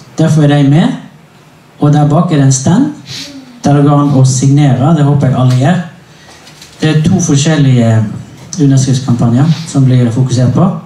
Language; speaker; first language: Norwegian; native; Norwegian